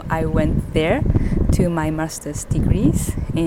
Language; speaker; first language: English; non-native, fluent; Japanese